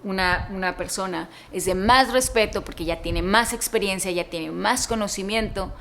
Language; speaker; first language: Spanish; native; Spanish